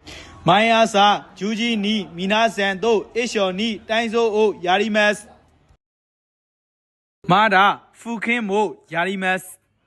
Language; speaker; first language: Japanese; non-native, learner; Burmese